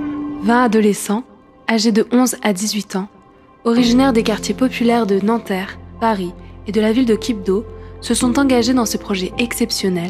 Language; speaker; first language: French; native; French